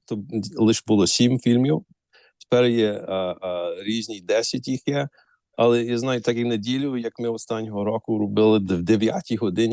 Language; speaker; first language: Ukrainian; early bilingual, heritage; Ukrainian